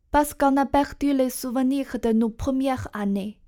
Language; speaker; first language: French; non-native, fluent; Chinese